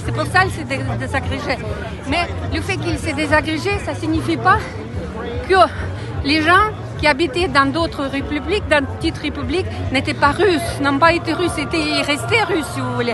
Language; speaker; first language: French; non-native, fluent; Russian